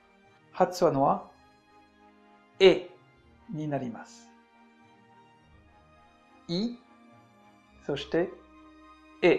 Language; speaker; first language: Japanese; non-native, fluent; French